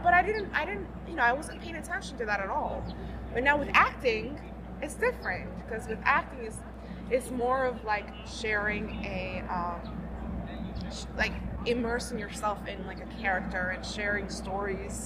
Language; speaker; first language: English; non-native, fluent; Albanian